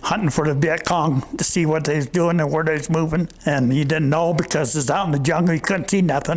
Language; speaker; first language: English; native; English